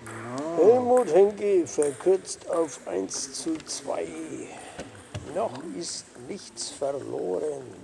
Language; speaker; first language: German; native; German